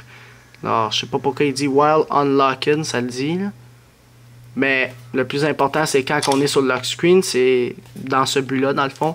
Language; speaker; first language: French; native; French